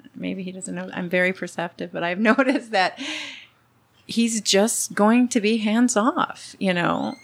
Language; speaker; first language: English; early bilingual, other home language; Spanish